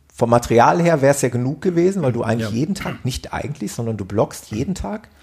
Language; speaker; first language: German; native; German